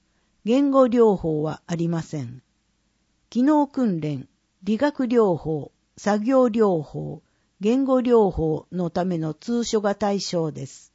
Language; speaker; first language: Japanese; native; Japanese